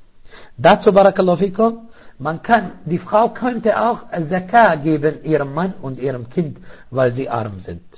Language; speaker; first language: German; non-native, fluent; Arabic